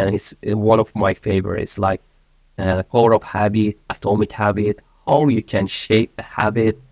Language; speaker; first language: English; non-native, fluent; Persian